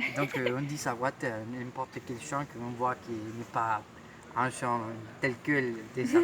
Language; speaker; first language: French; non-native, fluent; Spanish